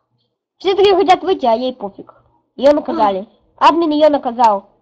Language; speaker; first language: Russian; native; Russian